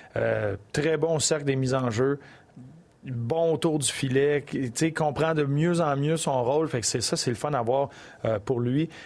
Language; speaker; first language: French; native; French